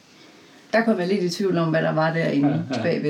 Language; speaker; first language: Danish; native; Danish